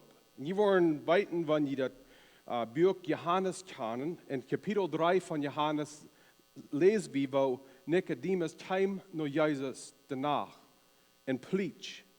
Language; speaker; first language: German; non-native, learner; Plautdietsch